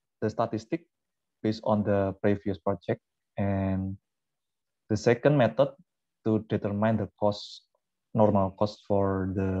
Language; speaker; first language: English; non-native, fluent; Indonesian